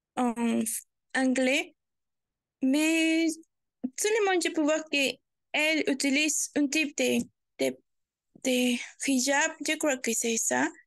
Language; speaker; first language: French; non-native, learner; Spanish